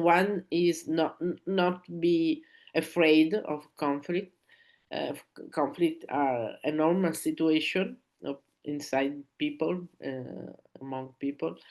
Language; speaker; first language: English; non-native, learner; Italian